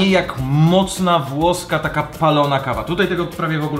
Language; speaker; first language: Polish; native; Polish